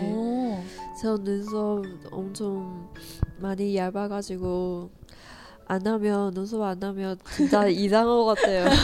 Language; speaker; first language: Korean; non-native, learner; Chinese